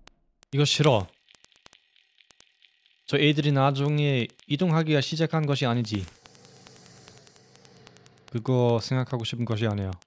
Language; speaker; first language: Korean; non-native, fluent; German